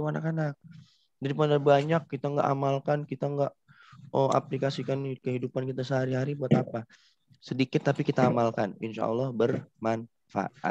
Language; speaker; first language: Indonesian; native; Indonesian